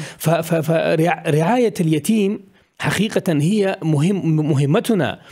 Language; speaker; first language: Arabic; non-native, fluent; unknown